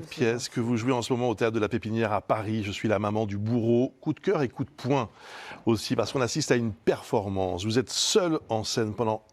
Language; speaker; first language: French; native; French